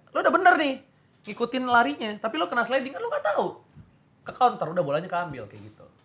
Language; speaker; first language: Indonesian; native; Indonesian